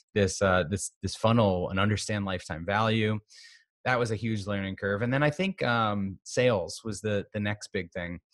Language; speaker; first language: English; native; English